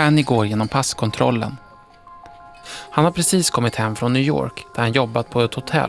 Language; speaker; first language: Swedish; native; Swedish